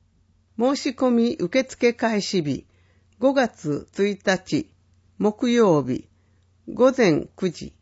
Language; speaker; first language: Japanese; native; Japanese